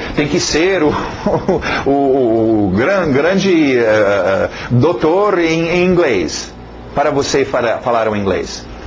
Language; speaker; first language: Portuguese; non-native, fluent; English